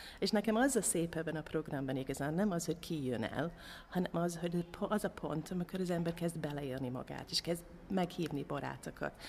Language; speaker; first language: Hungarian; non-native, fluent; English